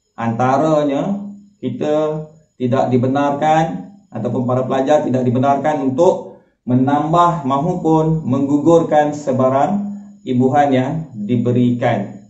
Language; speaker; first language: Malay; native; Malay